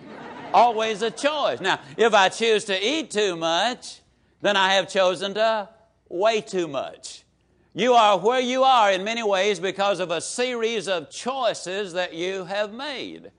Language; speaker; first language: English; native; English